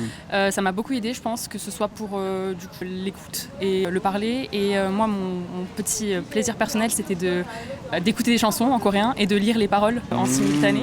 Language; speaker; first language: French; native; French